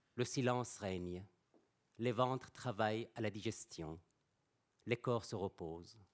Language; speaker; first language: French; non-native, fluent; Persian